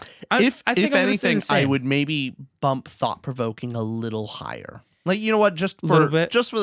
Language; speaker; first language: English; native; English